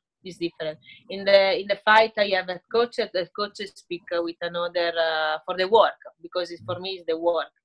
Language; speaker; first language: English; non-native, learner; Italian